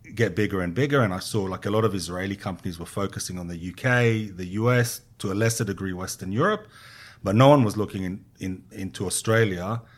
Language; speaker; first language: English; non-native, fluent; Hebrew